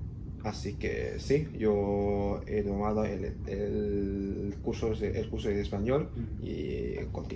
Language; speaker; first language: Spanish; non-native, learner; Cantonese